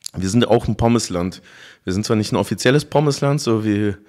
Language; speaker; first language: German; native; German